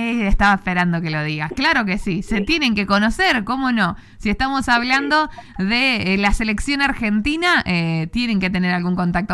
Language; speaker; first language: Spanish; native; Spanish